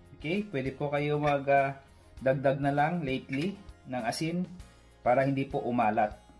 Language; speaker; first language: Filipino; non-native, local second language; Cebuano